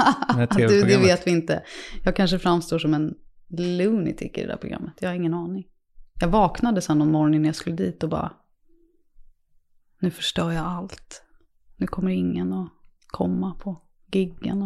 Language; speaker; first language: Swedish; native; Swedish